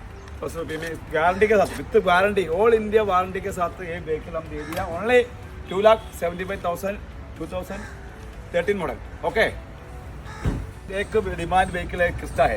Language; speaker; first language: Hindi; non-native, local second language; Malayalam